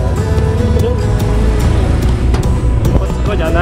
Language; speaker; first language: Japanese; non-native, fluent; Indonesian